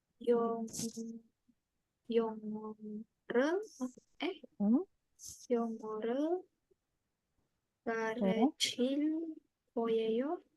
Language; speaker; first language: Korean; non-native, learner; Indonesian